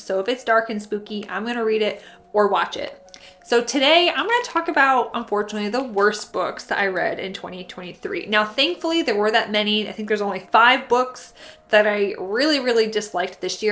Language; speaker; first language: English; native; English